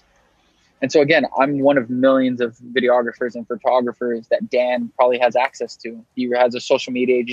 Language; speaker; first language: English; native; English